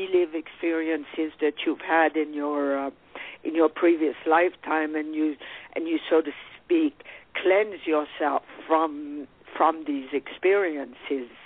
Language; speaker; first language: English; non-native, fluent; French